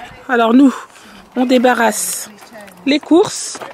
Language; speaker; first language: French; native; French